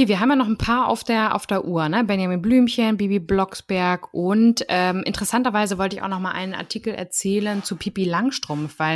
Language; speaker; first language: German; native; German